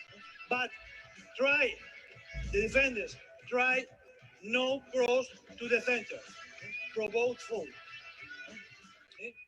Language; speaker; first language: English; non-native, learner; Spanish